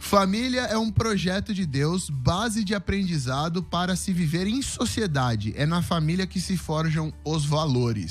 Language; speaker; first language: Portuguese; native; Portuguese